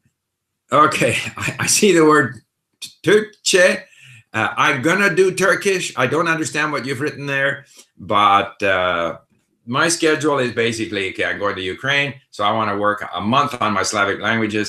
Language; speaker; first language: English; non-native, fluent; Swedish